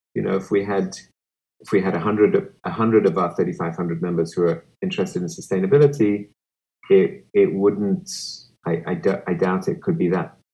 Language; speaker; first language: English; native; English